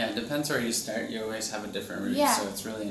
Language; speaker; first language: English; native; English